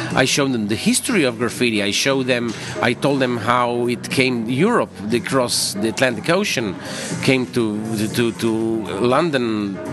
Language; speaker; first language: English; non-native, fluent; Croatian